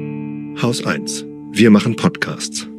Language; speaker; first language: German; native; German